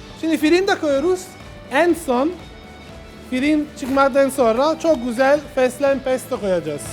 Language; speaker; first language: Turkish; non-native, learner; Italian